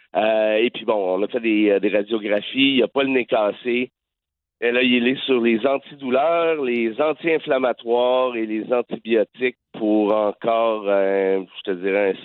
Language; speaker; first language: French; native; French